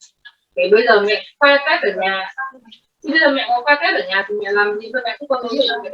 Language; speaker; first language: Vietnamese; native; Vietnamese